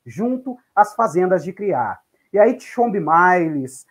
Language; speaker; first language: Portuguese; native; Portuguese